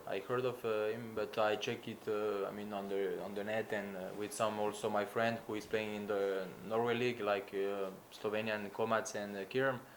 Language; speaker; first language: English; non-native, learner; Slovenian